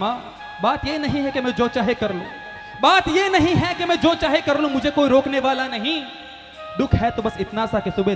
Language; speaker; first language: Hindi; native; Hindi